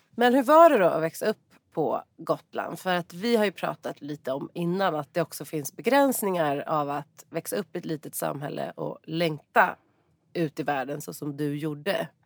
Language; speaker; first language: Swedish; native; Swedish